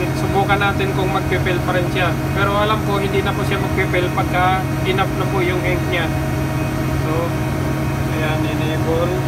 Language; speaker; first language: Filipino; non-native, local second language; Cebuano